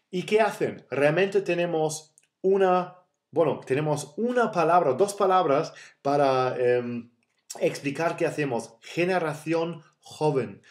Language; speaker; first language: Spanish; non-native, fluent; German